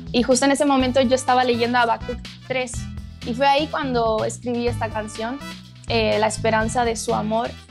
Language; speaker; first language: Spanish; early bilingual, other home language; Portuguese